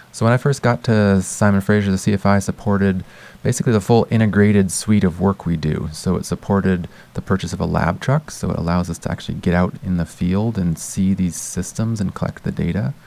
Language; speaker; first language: English; native; English